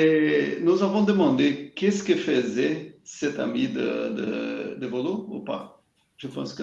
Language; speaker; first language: French; non-native, learner; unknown